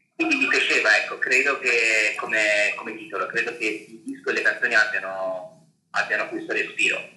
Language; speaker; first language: Italian; native; Italian